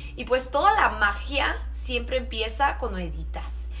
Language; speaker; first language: Spanish; early bilingual, heritage; Spanish